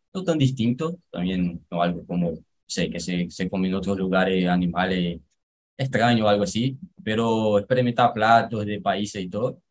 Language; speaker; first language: Spanish; non-native, fluent; Portuguese